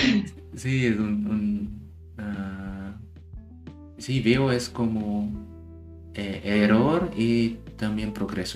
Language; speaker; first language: Spanish; non-native, learner; German